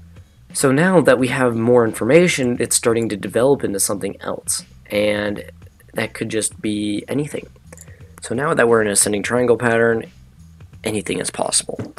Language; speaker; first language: English; native; English